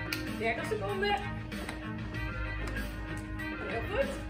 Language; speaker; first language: Dutch; native; Dutch